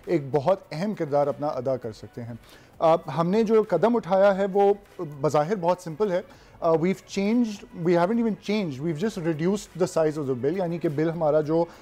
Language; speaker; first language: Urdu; native; Urdu